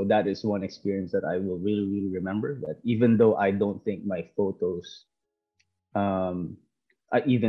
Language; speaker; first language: English; non-native, local second language; Filipino